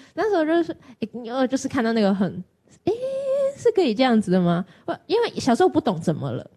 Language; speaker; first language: Chinese; non-native, local second language; Cantonese